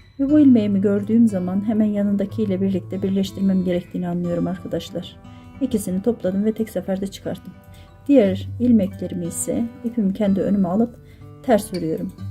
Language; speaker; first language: Turkish; native; Turkish